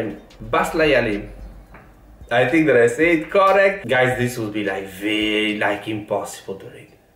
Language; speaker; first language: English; non-native, fluent; Italian